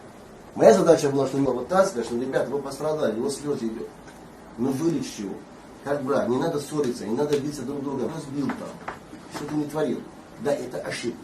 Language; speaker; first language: Russian; non-native, fluent; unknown